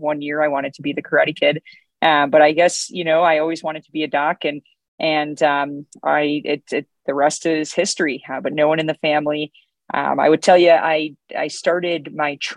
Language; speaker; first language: English; native; English